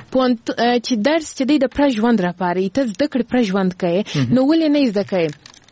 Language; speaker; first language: Pashto; early bilingual, heritage; Pashto